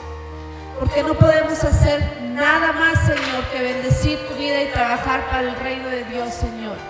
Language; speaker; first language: Spanish; native; Spanish